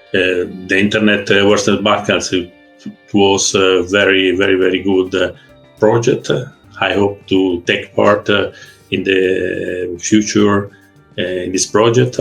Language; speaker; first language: English; non-native, learner; Italian